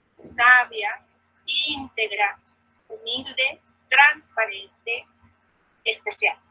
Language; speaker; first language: Spanish; native; Spanish